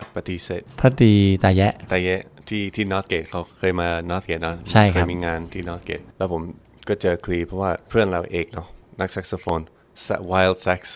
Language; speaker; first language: Thai; non-native, fluent; English